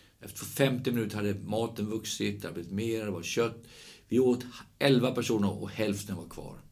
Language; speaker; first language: Swedish; native; Swedish